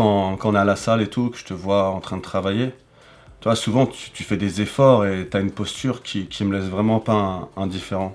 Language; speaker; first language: French; native; French